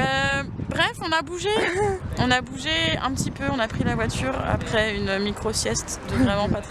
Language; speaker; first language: French; native; French